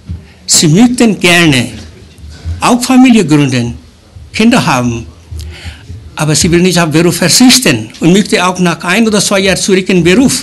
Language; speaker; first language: German; early bilingual, other home language; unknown